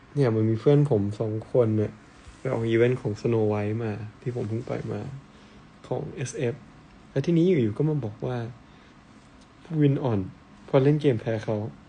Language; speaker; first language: Thai; native; Thai